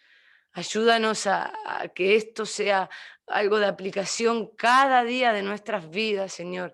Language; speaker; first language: Spanish; native; Spanish